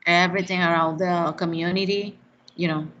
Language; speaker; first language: English; non-native, learner; Spanish